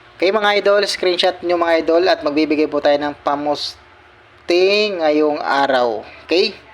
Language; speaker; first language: Filipino; non-native, local second language; Cebuano